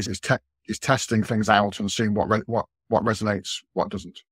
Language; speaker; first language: English; native; English